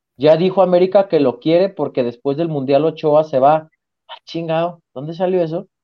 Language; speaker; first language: Spanish; native; Spanish